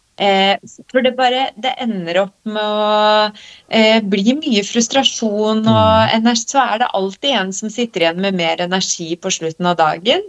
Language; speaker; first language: Norwegian; early bilingual, other home language; Polish